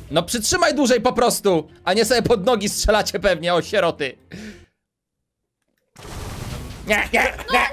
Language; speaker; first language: Polish; native; Polish